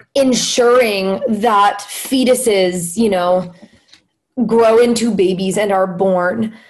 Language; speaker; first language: English; native; English